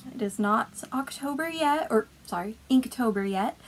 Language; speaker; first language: English; native; English